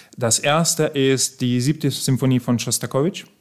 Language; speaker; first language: German; non-native, fluent; Belarusian